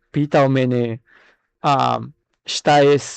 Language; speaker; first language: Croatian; non-native, learner; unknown